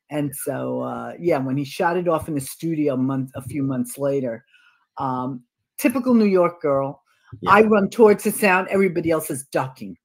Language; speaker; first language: English; native; English